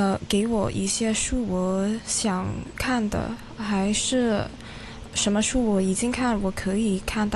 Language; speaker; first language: Chinese; non-native, local second language; Cantonese